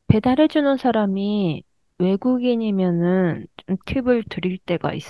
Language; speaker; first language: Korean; non-native, learner; Japanese